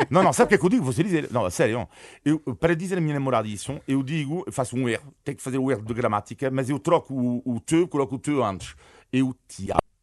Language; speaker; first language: Portuguese; non-native, fluent; French